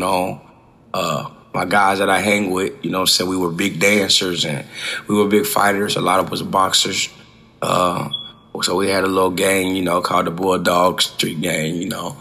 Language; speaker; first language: English; native; English